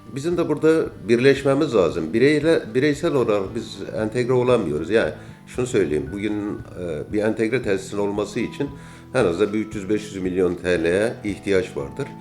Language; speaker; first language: Turkish; native; Turkish